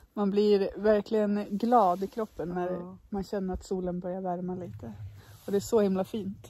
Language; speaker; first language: Swedish; native; Swedish